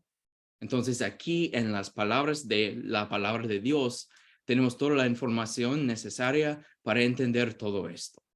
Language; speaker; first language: Spanish; non-native, fluent; English